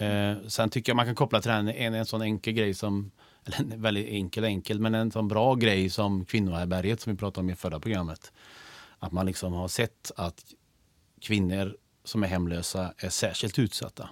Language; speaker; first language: Swedish; native; Swedish